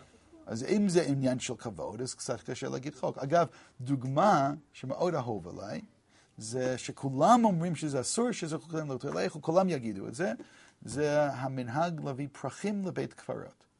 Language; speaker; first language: Hebrew; non-native, fluent; English